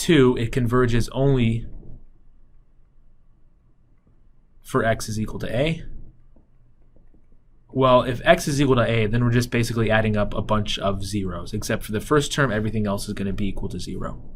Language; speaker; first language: English; native; English